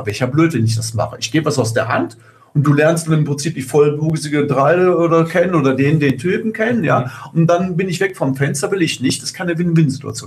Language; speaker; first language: German; native; German